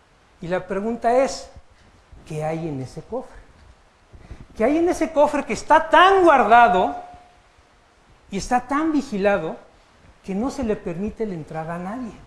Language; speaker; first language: Spanish; native; Spanish